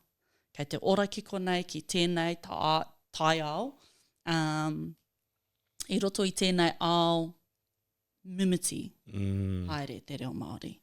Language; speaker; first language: Māori; non-native, local second language; English